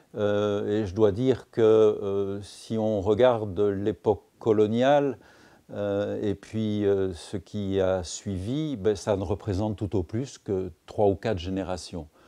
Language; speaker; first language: French; native; French